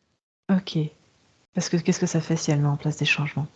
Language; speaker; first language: French; native; French